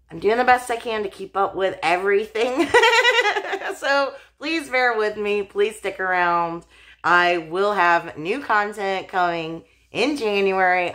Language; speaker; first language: English; native; English